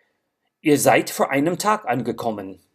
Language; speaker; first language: German; non-native, fluent; English